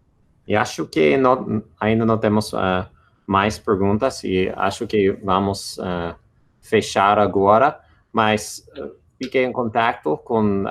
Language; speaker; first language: Portuguese; non-native, fluent; English